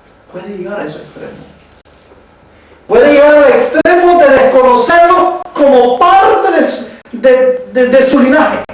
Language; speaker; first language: Spanish; native; Spanish